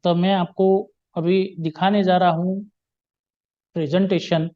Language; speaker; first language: Hindi; non-native, local second language; Gujarati